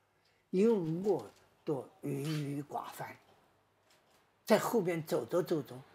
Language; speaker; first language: Chinese; native; Chinese